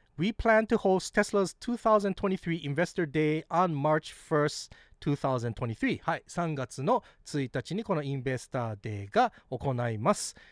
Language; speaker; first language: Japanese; early bilingual, heritage; Japanese